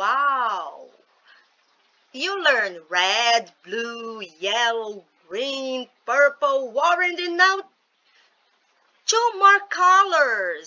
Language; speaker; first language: English; non-native, fluent; Portuguese